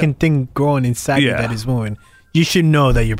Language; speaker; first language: English; native; English